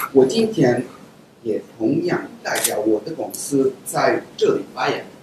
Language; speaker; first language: Chinese; non-native, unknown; Spanish